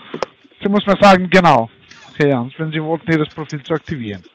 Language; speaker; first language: German; non-native, learner; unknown